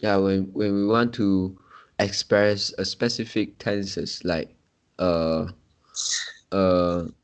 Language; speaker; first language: English; non-native, local second language; Chinese